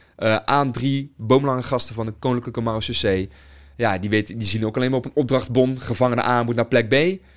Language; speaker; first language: Dutch; native; Dutch